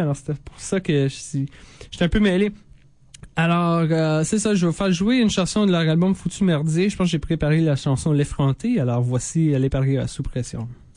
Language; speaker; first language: French; native; French